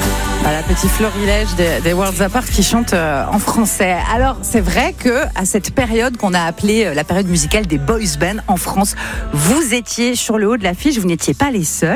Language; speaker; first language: French; native; French